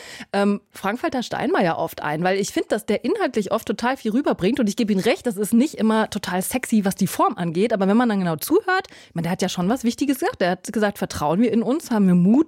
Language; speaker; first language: German; native; German